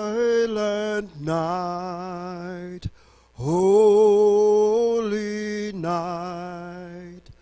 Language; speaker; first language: English; native; English